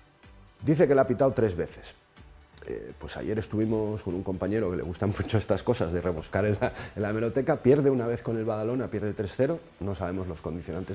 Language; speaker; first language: Spanish; native; Spanish